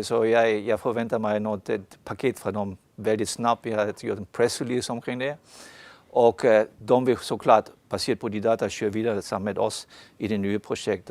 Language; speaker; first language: Swedish; non-native, fluent; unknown